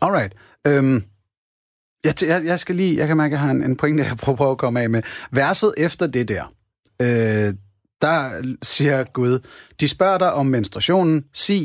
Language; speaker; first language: Danish; native; Danish